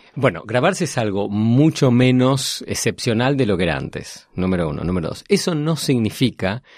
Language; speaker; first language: Spanish; native; Spanish